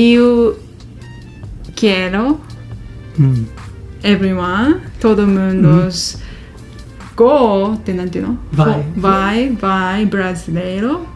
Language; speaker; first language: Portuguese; non-native, learner; Japanese